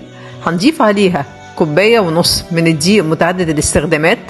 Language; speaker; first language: Arabic; native; Arabic